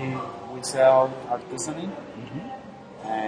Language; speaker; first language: English; non-native, learner; Spanish